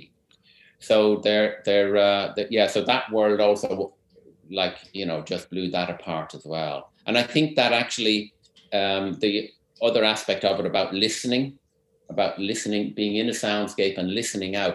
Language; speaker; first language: English; native; English